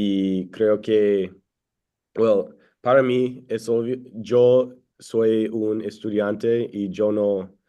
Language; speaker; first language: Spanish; non-native, learner; English